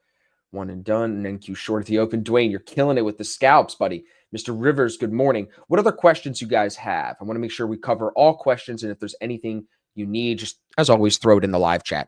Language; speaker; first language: English; native; English